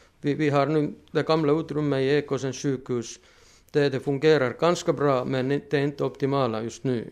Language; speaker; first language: Swedish; non-native, fluent; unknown